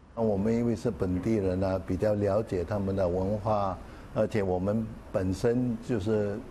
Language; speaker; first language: Chinese; early bilingual, heritage; Chinese